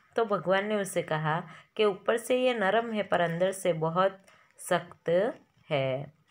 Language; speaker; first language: Hindi; non-native, local second language; Gujarati